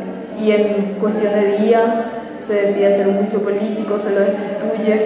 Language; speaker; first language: Spanish; native; Spanish